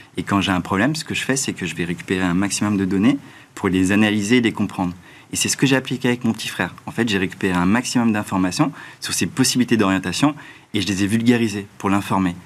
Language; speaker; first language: French; native; French